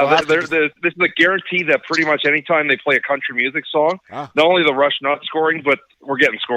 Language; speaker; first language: English; native; English